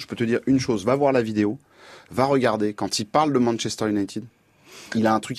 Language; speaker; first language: French; native; French